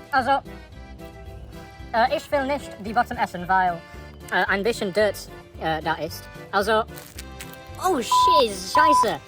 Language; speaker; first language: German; non-native, learner; English